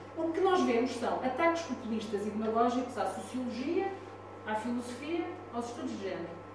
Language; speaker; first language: Portuguese; non-native, fluent; Italian